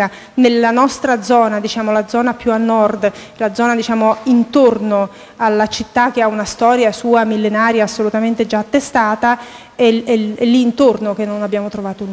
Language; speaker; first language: Italian; native; Italian